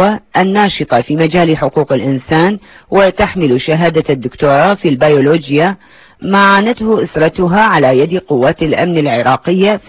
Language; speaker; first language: Arabic; native; Arabic